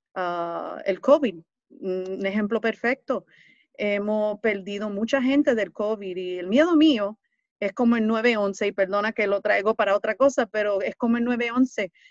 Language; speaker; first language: Spanish; early bilingual, heritage; Spanish